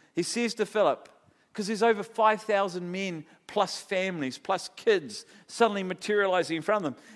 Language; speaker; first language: English; native; English